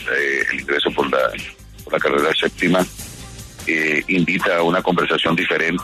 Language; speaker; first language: Spanish; native; Spanish